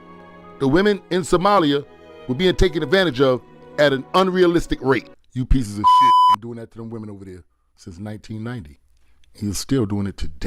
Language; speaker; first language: English; native; English